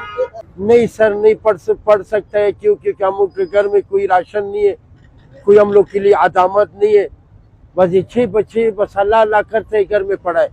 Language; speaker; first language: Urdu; non-native, local second language; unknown